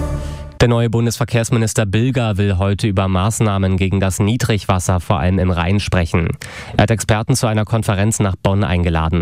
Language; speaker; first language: German; native; German